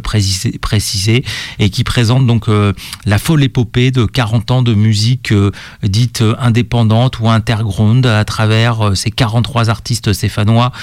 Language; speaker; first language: French; native; French